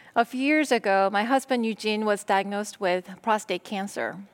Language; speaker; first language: English; non-native, fluent; Korean